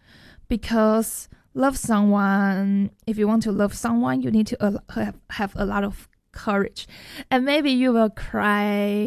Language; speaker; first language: English; non-native, fluent; Chinese